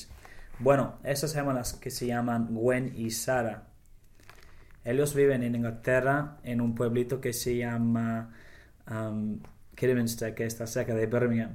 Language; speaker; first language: Spanish; non-native, learner; English